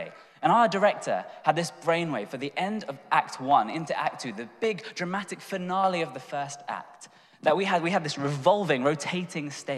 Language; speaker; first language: English; native; English